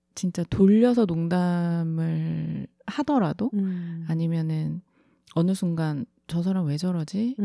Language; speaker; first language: Korean; native; Korean